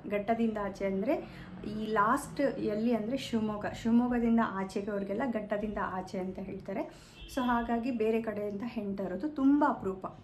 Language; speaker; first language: Kannada; native; Kannada